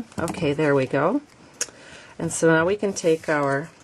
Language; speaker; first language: English; native; English